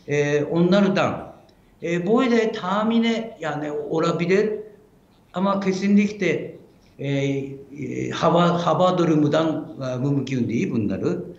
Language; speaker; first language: Turkish; non-native, fluent; Japanese